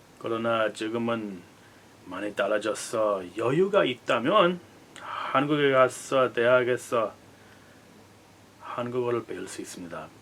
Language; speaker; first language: Korean; non-native, fluent; English